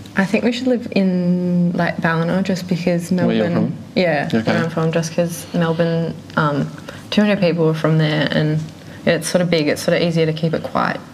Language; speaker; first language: English; native; English